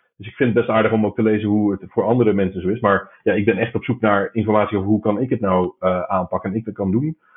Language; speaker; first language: Dutch; native; Dutch